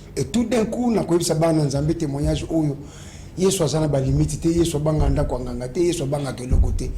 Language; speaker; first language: Lingala; native; Lingala